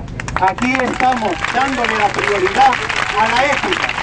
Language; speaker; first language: Spanish; native; Spanish